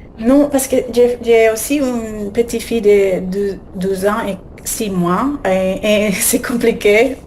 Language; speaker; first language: French; non-native, learner; Spanish